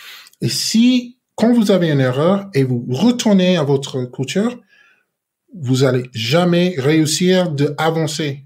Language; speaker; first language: French; non-native, learner; English